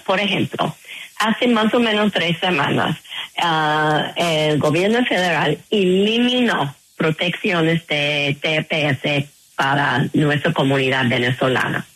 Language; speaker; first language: Spanish; non-native, fluent; English